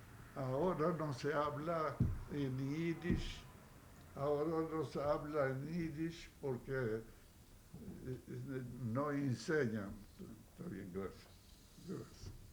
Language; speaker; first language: Spanish; non-native, fluent; Yiddish